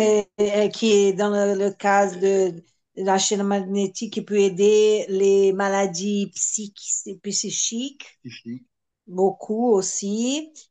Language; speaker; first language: French; non-native, learner; Portuguese